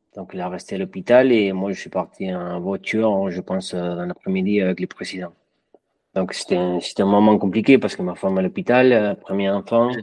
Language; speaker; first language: French; non-native, fluent; Spanish